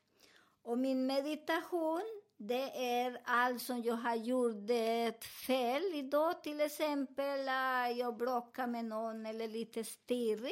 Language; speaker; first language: Swedish; non-native, learner; Spanish